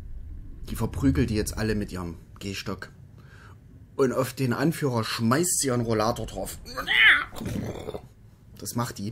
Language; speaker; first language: German; native; German